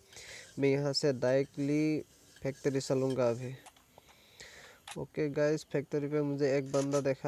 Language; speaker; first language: Hindi; non-native, local second language; Assamese